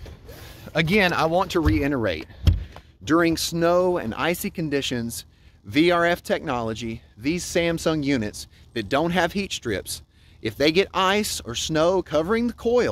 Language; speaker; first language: English; native; English